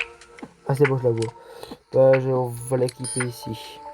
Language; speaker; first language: French; native; French